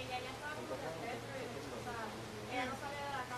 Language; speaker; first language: Spanish; native; Spanish